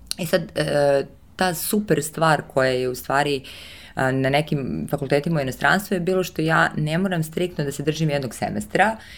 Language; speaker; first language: Serbian; early bilingual, heritage; Serbian